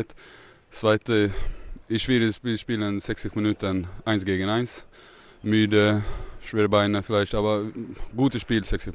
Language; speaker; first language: German; non-native, learner; Swedish